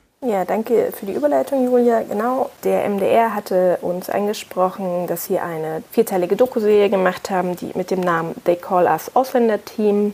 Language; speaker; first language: German; native; German